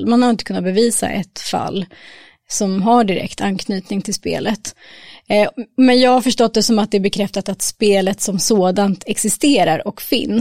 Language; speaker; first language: Swedish; native; Swedish